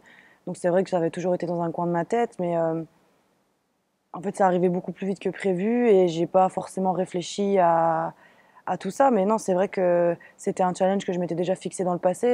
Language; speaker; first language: French; native; French